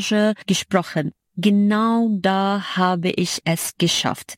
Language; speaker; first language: German; non-native, fluent; Arabic